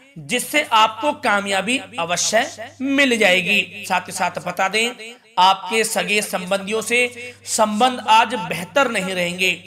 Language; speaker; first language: Hindi; native; Hindi